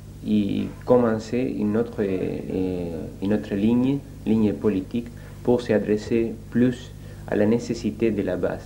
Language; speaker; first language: French; non-native, learner; Spanish